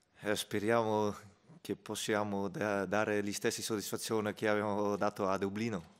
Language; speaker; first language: Italian; non-native, fluent; Dutch